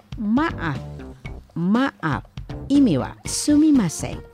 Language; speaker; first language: Japanese; non-native, fluent; Indonesian